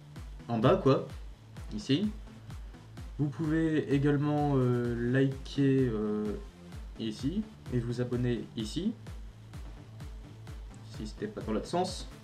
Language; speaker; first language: French; native; French